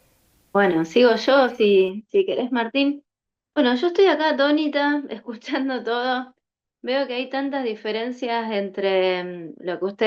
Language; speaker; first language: Spanish; native; Spanish